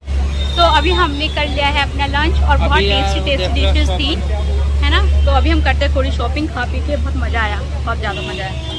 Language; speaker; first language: Hindi; native; Hindi